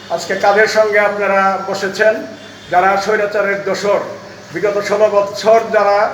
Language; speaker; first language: Bangla; native; Bangla